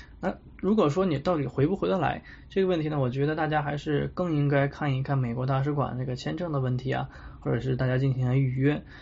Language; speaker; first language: Chinese; native; Chinese